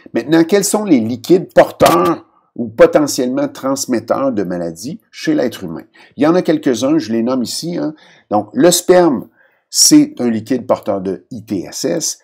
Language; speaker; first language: French; native; French